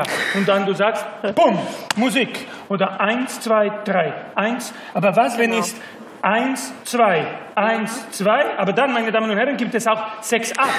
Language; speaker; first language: German; non-native, learner; Spanish